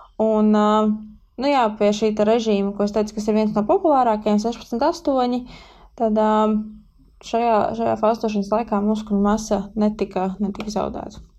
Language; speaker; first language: Latvian; native; Latvian